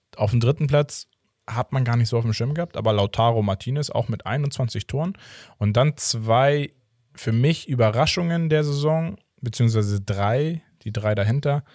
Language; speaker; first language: German; early bilingual, other home language; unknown